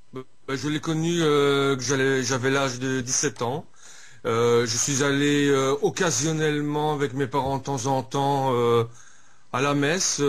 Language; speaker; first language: French; native; French